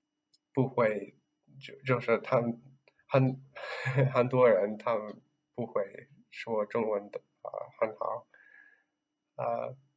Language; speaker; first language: Chinese; non-native, learner; English